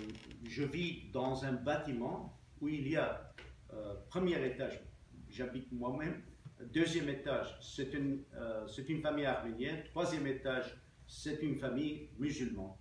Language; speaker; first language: French; non-native, fluent; Armenian